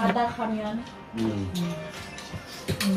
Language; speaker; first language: Korean; non-native, learner; Filipino